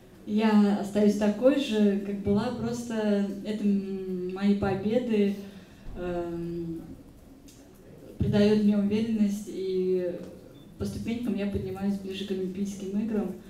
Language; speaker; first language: Russian; native; Russian